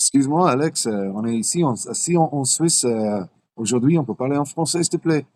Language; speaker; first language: French; non-native, learner; English